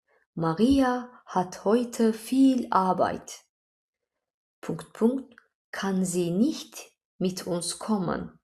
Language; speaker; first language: German; non-native, fluent; Azerbaijani